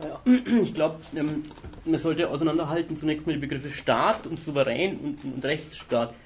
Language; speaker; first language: German; native; German